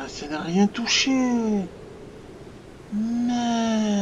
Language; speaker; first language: French; native; French